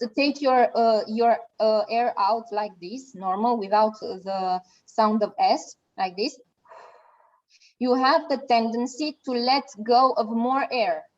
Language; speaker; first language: English; non-native, fluent; Romanian